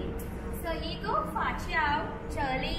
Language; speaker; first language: Chinese; non-native, learner; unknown